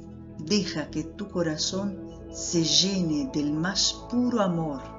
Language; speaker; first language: Spanish; non-native, fluent; Portuguese